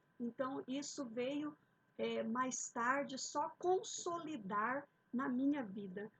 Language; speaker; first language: Portuguese; native; Portuguese